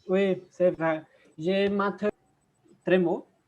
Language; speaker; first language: French; non-native, learner; Portuguese